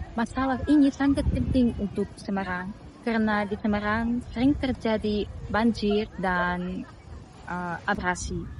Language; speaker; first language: Indonesian; non-native, fluent; Russian